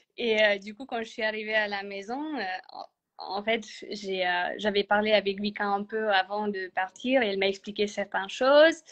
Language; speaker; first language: French; non-native, fluent; Romanian